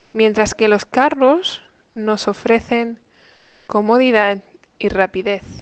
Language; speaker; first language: Spanish; non-native, fluent; English